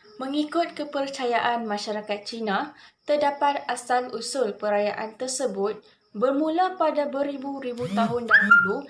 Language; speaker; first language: Malay; native; Malay